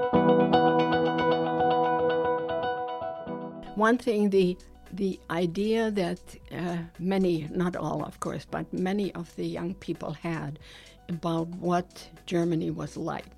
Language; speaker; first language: English; non-native, fluent; German